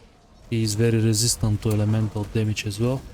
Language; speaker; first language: English; non-native, fluent; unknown